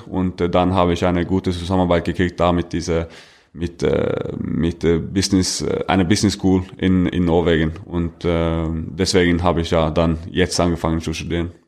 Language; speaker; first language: German; non-native, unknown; Norwegian